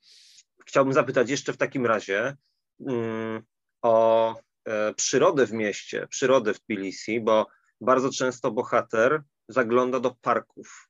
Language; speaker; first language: Polish; native; Polish